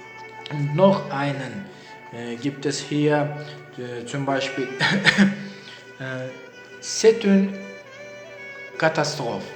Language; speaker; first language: German; non-native, learner; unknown